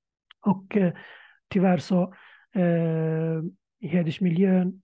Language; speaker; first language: Swedish; non-native, fluent; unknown